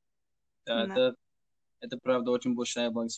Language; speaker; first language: Russian; non-native, fluent; English